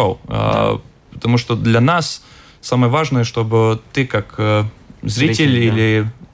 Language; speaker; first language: Russian; non-native, local second language; Latvian